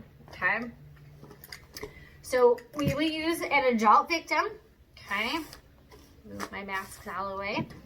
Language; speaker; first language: English; native; English